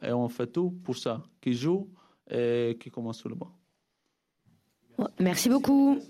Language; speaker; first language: French; non-native, fluent; Dutch